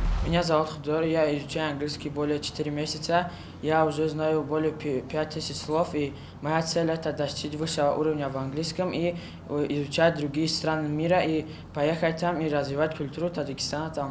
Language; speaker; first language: Russian; non-native, local second language; Tajik